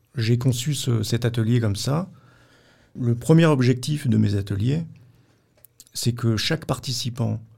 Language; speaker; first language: French; native; French